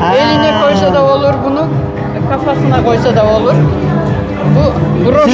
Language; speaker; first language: Turkish; non-native, local second language; Kyrgyz